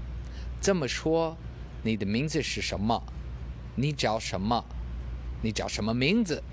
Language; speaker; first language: Chinese; non-native, learner; English